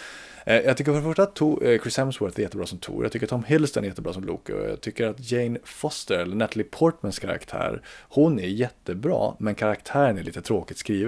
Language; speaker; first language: Swedish; native; Swedish